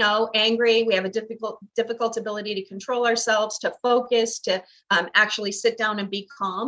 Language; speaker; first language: English; native; English